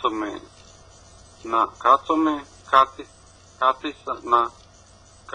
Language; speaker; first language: Greek; non-native, learner; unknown